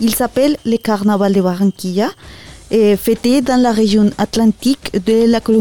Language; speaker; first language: French; non-native, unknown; Spanish